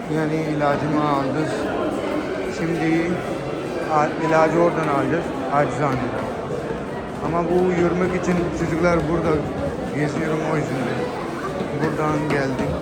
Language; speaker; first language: Turkish; non-native, learner; Urdu